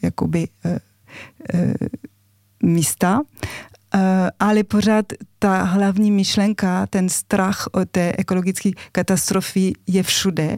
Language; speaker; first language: Czech; non-native, fluent; French